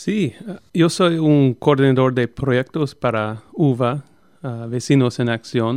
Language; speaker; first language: Spanish; non-native, fluent; English